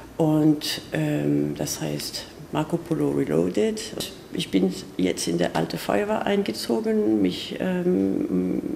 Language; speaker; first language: German; non-native, fluent; French